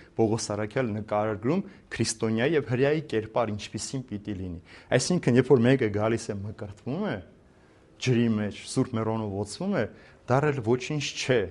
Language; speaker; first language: Armenian; native; Armenian